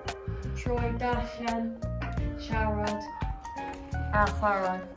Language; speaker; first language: Welsh; non-native, local second language; Spanish